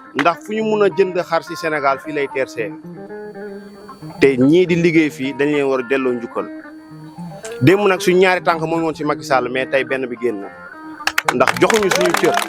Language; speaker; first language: Wolof; non-native, local second language; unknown